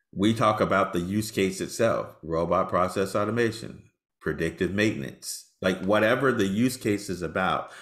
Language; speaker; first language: English; native; English